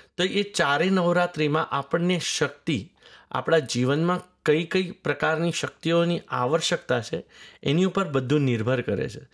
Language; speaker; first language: Gujarati; native; Gujarati